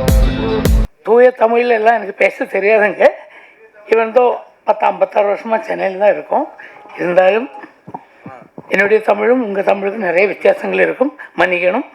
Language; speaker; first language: Tamil; non-native, fluent; Malayalam